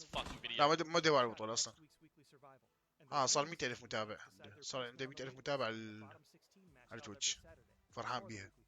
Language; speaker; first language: Arabic; native; Arabic